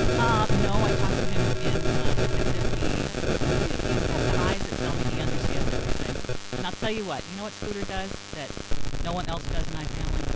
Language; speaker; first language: English; native; English